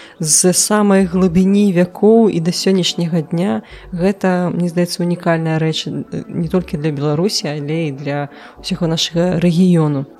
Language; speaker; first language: Belarusian; non-native, local second language; Russian